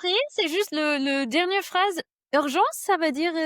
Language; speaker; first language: French; non-native, learner; English